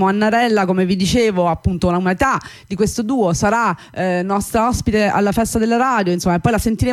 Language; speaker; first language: Italian; native; Italian